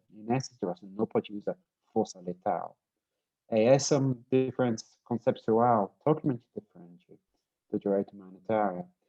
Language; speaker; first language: Portuguese; non-native, learner; English